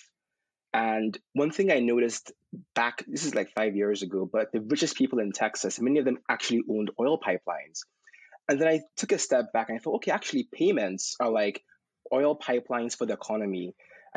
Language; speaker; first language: English; non-native, local second language; Yoruba